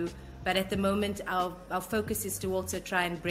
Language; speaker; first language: English; native; English